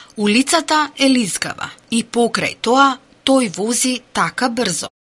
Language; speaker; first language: Macedonian; native; Macedonian